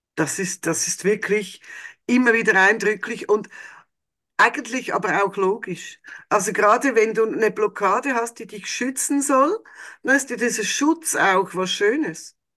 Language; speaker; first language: German; native; German